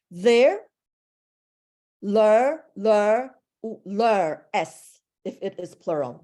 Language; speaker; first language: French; non-native, fluent; English